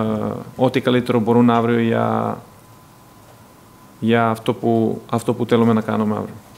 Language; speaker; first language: Greek; non-native, fluent; Serbian